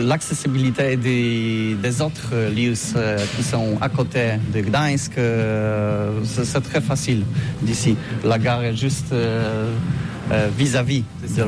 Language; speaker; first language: French; non-native, learner; Polish